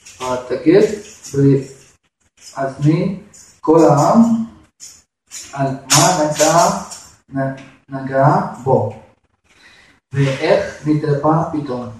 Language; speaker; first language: Hebrew; non-native, fluent; Russian